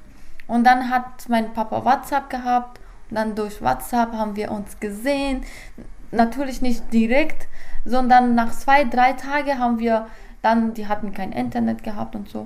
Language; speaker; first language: German; non-native, fluent; Persian